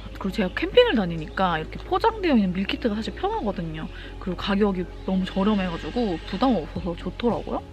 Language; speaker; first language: Korean; native; Korean